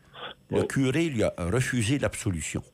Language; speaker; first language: French; native; French